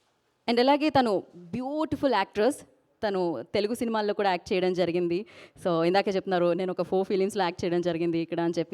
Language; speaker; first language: Telugu; native; Telugu